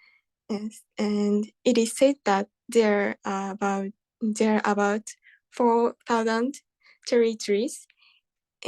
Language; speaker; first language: English; non-native, learner; Japanese